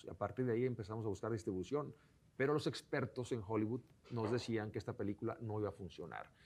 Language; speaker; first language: Spanish; native; Spanish